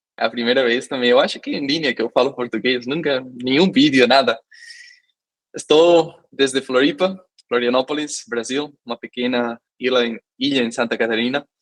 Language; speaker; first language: Portuguese; non-native, fluent; Catalan